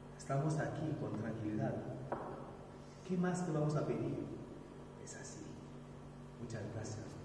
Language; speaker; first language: Spanish; non-native, learner; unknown